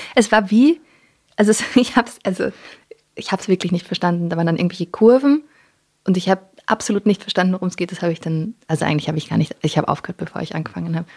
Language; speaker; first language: German; non-native, local second language; English